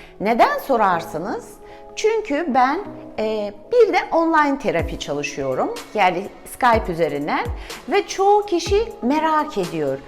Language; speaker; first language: Turkish; non-native, fluent; Russian